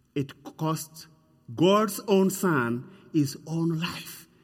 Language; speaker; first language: English; non-native, fluent; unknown